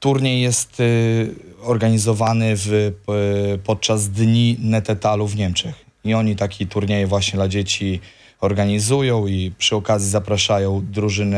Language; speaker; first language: Polish; native; Polish